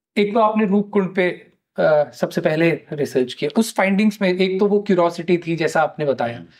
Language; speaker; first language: Hindi; native; Hindi